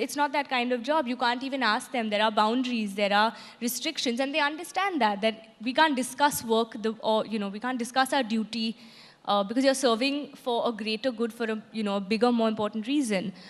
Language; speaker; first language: English; non-native, local second language; Hindi